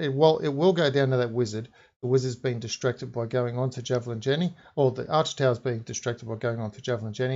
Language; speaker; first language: English; native; English